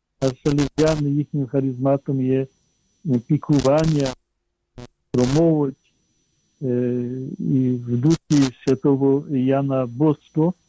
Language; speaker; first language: Ukrainian; non-native, fluent; Polish